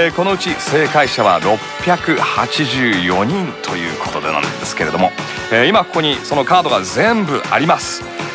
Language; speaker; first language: Japanese; early bilingual, heritage; Japanese